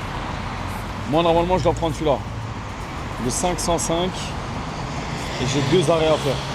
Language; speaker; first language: French; native; French